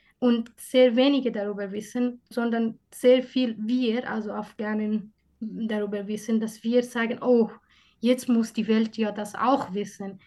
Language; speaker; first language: German; non-native, fluent; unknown